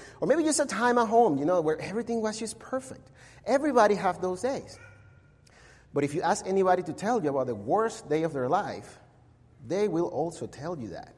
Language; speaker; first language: English; non-native, fluent; Spanish